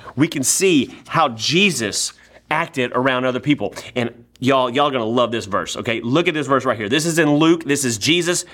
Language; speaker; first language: English; native; English